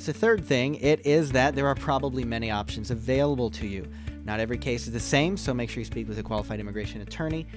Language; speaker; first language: English; native; English